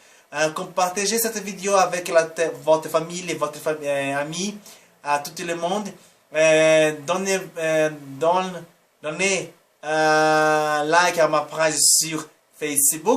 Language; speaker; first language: French; non-native, learner; Portuguese